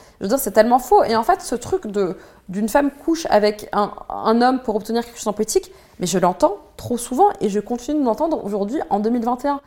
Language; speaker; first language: French; native; French